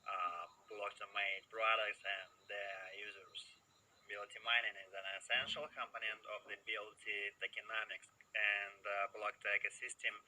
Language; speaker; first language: English; non-native, learner; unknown